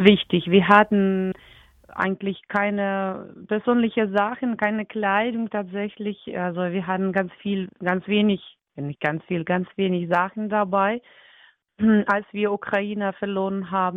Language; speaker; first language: German; non-native, learner; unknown